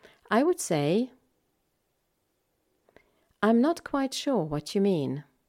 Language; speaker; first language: English; non-native, fluent; Hungarian